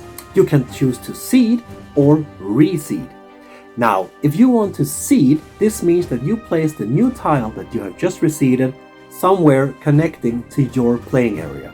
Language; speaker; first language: English; non-native, fluent; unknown